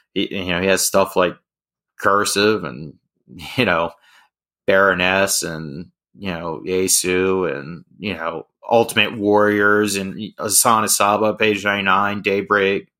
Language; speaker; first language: English; native; English